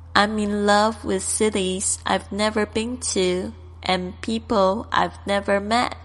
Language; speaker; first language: English; non-native, fluent; Chinese